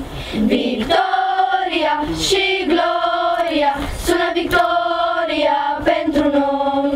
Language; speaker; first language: Romanian; native; Romanian